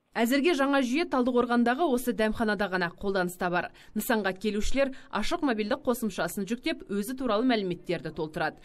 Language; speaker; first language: Kazakh; native; Kazakh